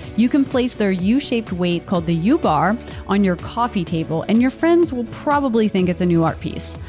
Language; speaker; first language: English; native; English